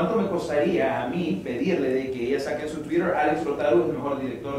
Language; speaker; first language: Spanish; native; Spanish